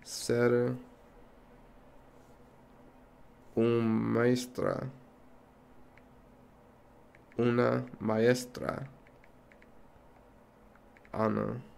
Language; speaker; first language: Spanish; non-native, learner; English